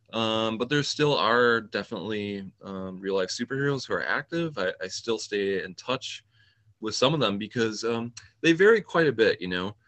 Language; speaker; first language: English; native; English